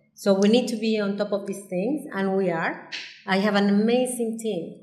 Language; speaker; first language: English; non-native, fluent; Spanish